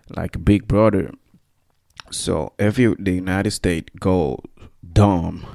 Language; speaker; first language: English; non-native, fluent; Spanish